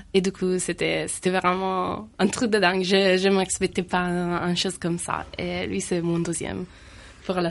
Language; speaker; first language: French; non-native, fluent; Italian